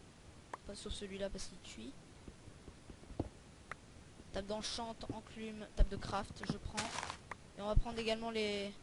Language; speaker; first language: French; native; French